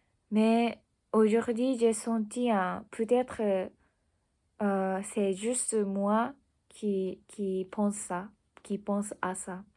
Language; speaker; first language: French; non-native, learner; Japanese